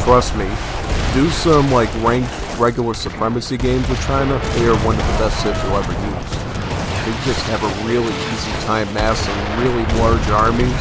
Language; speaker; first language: English; native; English